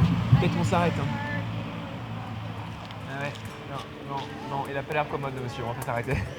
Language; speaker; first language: French; native; French